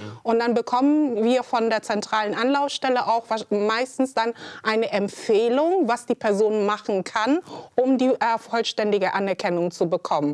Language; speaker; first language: German; early bilingual, other home language; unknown